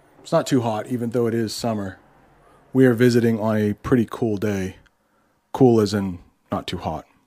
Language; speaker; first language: English; native; English